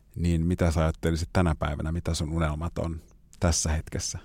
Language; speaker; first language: Finnish; native; Finnish